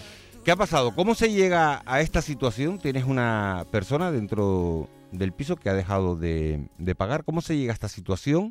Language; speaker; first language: Spanish; native; Spanish